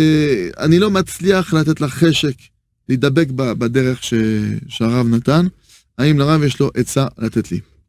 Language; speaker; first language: Hebrew; non-native, fluent; French